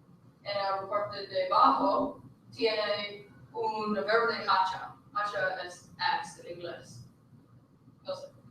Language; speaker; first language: Spanish; non-native, learner; English